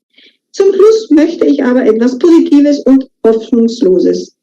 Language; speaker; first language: German; non-native, fluent; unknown